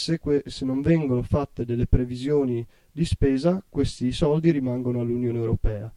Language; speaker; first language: Italian; native; Italian